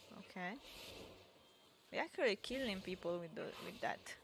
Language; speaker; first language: English; non-native, fluent; Italian